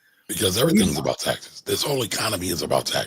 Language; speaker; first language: English; native; English